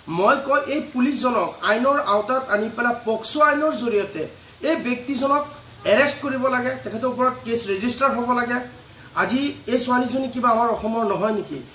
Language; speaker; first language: Assamese; non-native, local second language; Bangla